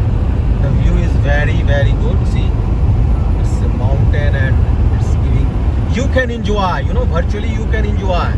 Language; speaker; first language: English; non-native, local second language; Hindi